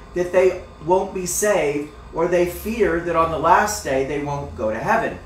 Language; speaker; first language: English; native; English